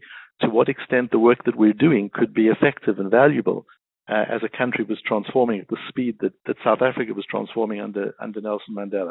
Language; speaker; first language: English; native; English